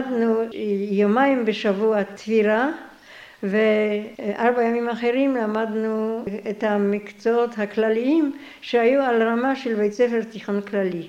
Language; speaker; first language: Hebrew; non-native, fluent; Polish